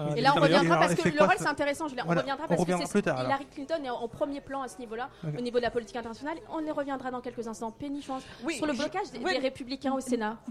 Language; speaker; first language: French; native; French